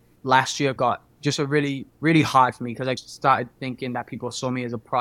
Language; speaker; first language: English; native; English